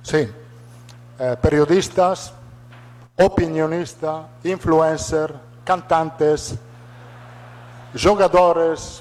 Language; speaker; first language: Portuguese; non-native, fluent; Italian